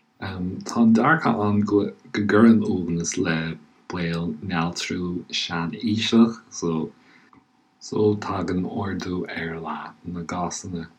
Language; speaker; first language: Irish; native; Irish